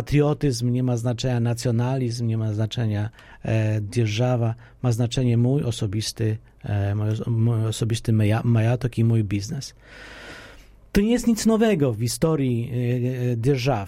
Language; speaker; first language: Polish; non-native, fluent; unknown